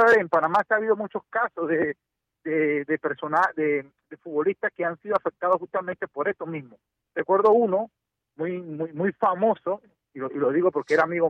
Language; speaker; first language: Spanish; native; Spanish